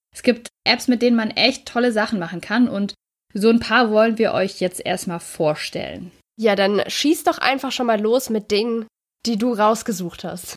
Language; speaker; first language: German; native; German